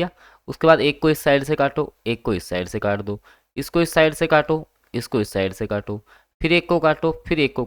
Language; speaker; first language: Hindi; native; Hindi